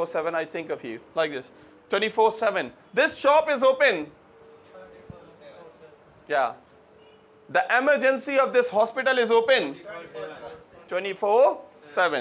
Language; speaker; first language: English; non-native, local second language; Urdu